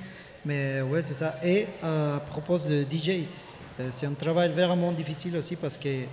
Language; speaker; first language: French; non-native, fluent; Spanish